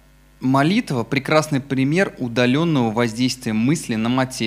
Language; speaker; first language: Russian; native; Russian